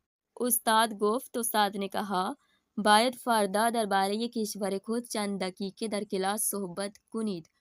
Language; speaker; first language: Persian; non-native, fluent; Urdu